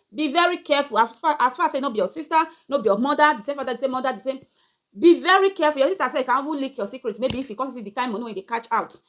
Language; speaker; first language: Nigerian Pidgin; native; Nigerian Pidgin